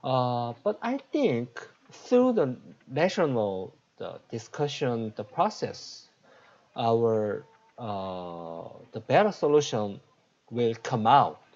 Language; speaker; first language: English; non-native, learner; Korean